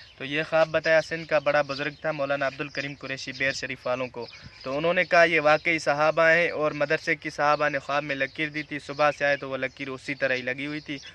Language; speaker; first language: Urdu; non-native, local second language; Sindhi